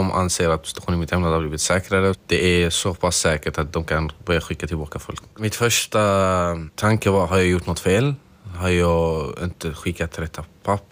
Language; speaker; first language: Swedish; non-native, fluent; Arabic